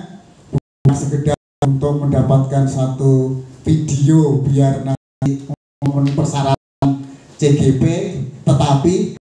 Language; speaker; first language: Indonesian; native; Indonesian